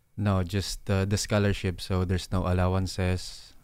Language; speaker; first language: English; non-native, local second language; Hiligaynon